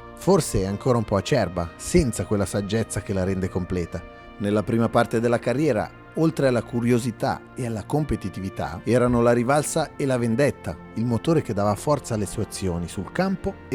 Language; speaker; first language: Italian; native; Italian